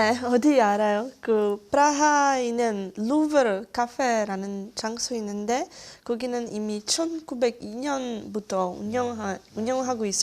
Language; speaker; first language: Korean; non-native, fluent; Czech